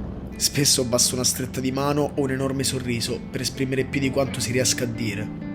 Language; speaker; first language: Italian; native; Italian